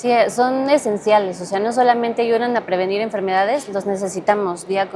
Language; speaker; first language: Spanish; native; Spanish